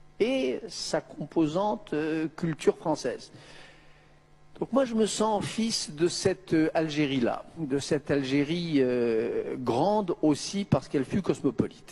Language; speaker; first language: French; native; French